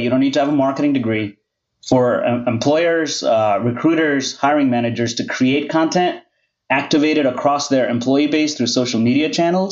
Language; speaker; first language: English; non-native, local second language; Gujarati